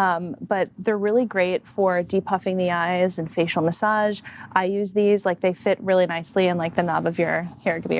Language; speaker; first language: English; native; English